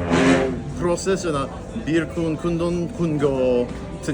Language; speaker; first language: Kyrgyz; non-native, learner; English